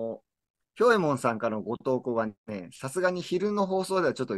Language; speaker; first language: Japanese; native; Japanese